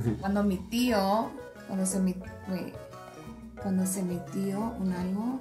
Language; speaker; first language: Spanish; early bilingual, heritage; Spanish